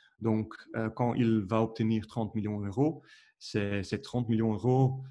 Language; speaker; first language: French; non-native, learner; Dutch